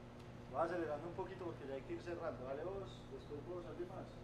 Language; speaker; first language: Spanish; native; Spanish